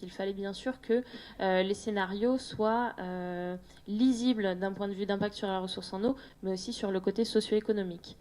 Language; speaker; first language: French; native; French